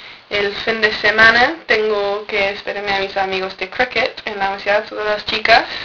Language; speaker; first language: Spanish; non-native, fluent; English